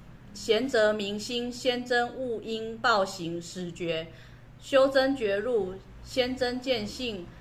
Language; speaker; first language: Chinese; native; Chinese